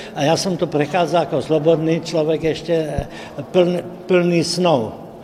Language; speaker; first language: Slovak; native; Slovak